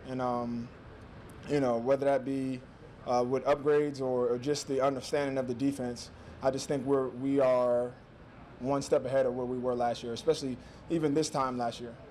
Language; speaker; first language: English; native; English